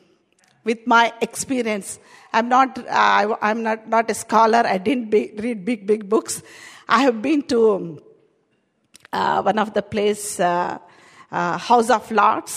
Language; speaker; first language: English; non-native, local second language; Telugu